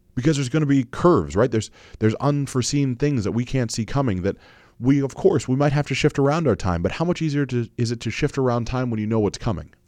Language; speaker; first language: English; native; English